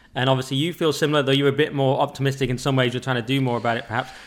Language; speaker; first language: English; native; English